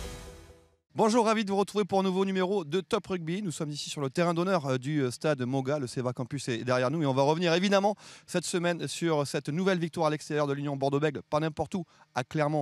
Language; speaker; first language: French; native; French